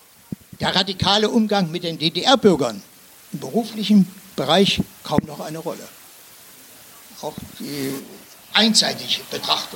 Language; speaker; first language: German; native; German